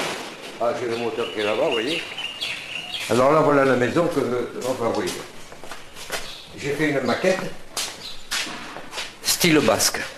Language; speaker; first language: French; native; French